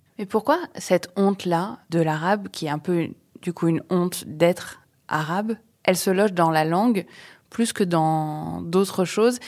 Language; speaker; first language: French; native; French